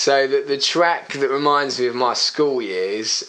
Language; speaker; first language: English; native; English